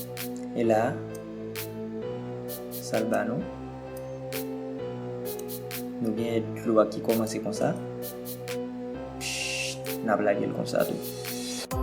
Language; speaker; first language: French; non-native, learner; Haitian Creole